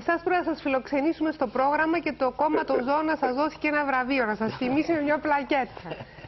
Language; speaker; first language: Greek; native; Greek